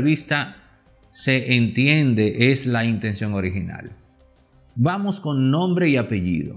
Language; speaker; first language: Spanish; native; Spanish